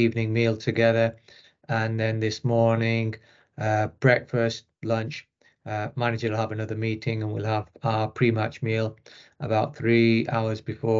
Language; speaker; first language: English; native; English